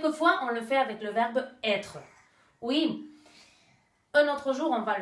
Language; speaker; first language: French; non-native, fluent; Basque